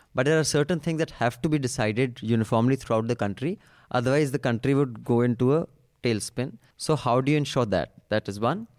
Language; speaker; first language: English; non-native, local second language; Hindi